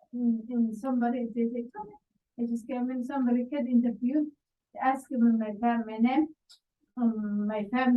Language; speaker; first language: English; non-native, learner; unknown